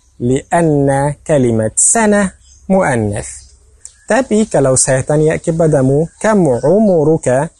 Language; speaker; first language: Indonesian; non-native, fluent; Arabic